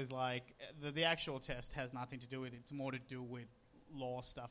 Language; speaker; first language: English; non-native, local second language; Sinhala